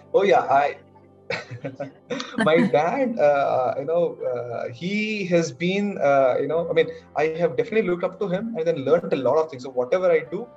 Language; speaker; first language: English; non-native, local second language; Kannada